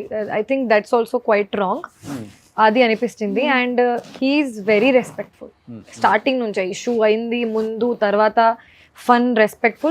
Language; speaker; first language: Telugu; non-native, fluent; Hindi